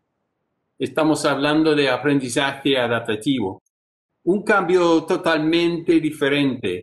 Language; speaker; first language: Spanish; non-native, fluent; English